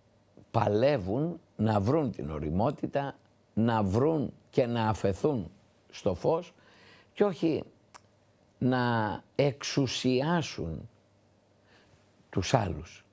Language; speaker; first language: Greek; native; Greek